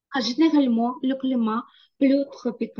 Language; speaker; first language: French; non-native, learner; Ukrainian